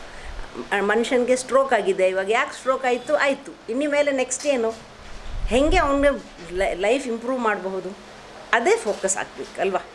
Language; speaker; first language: Kannada; non-native, local second language; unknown